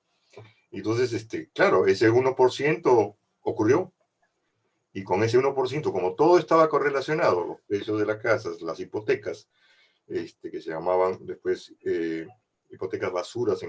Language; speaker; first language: Spanish; native; Spanish